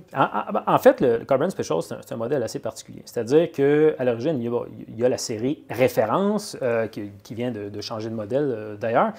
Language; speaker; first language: French; native; French